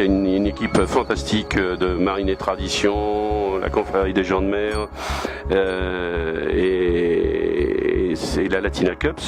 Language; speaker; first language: French; native; French